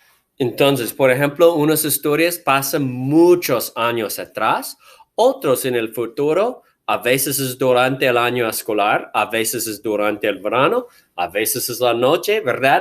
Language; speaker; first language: Spanish; non-native, fluent; English